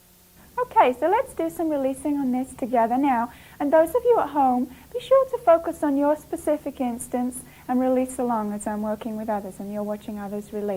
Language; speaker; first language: English; native; English